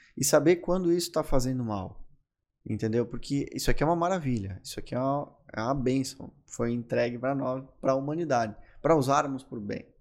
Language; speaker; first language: Portuguese; native; Portuguese